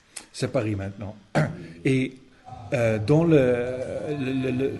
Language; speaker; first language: French; non-native, learner; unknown